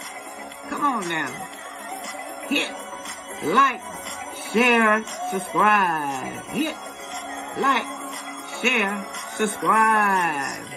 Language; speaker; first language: English; native; English